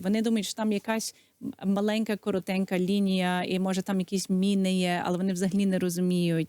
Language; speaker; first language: Ukrainian; early bilingual, heritage; Ukrainian